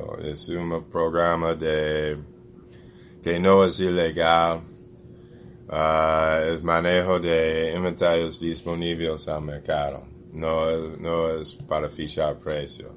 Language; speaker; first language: Portuguese; non-native, fluent; English